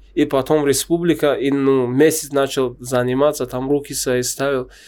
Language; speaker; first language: Russian; non-native, local second language; Tajik